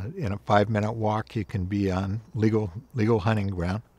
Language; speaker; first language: English; native; English